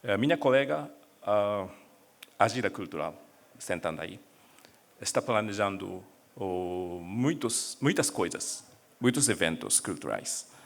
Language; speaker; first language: Portuguese; non-native, learner; Japanese